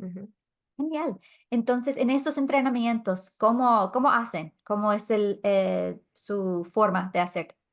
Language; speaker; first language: Spanish; non-native, fluent; English